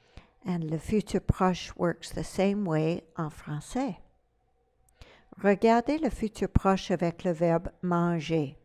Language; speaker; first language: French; non-native, fluent; English